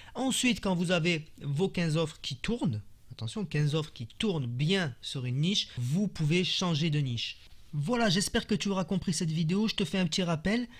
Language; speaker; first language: French; native; French